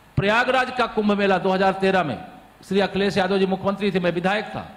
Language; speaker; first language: Hindi; native; Hindi